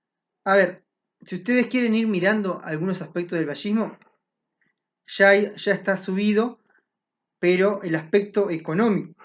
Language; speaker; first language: Spanish; native; Spanish